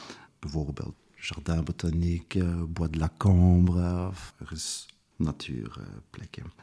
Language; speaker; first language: Dutch; non-native, local second language; French